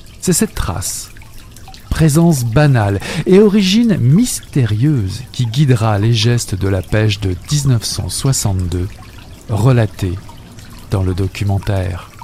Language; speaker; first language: French; native; French